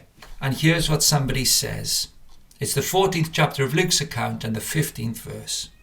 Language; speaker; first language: English; native; English